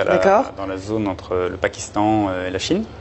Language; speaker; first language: French; native; French